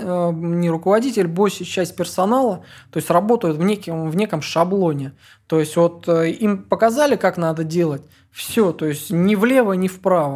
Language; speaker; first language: Russian; native; Russian